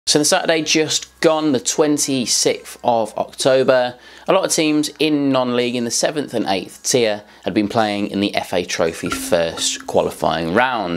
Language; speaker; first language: English; native; English